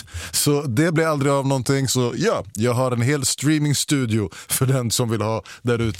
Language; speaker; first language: Swedish; native; Swedish